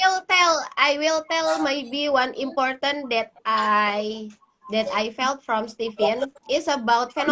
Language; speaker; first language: English; non-native, learner; Indonesian